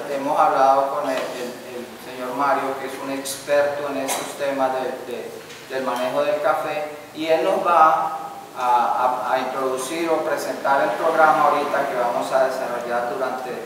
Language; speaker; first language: Spanish; native; Spanish